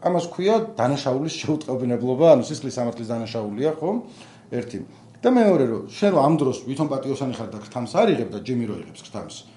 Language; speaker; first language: Georgian; native; Georgian